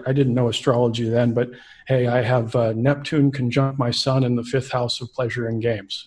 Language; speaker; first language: English; native; English